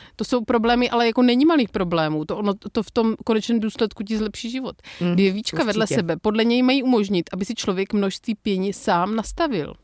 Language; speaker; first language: Czech; native; Czech